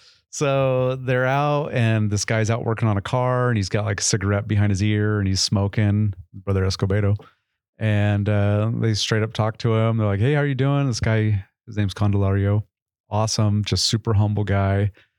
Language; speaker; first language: English; native; English